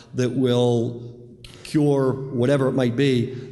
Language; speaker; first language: English; native; English